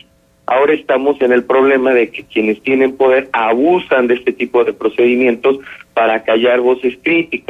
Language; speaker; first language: Spanish; native; Spanish